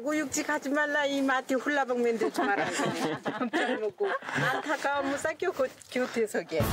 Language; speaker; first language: Korean; native; Korean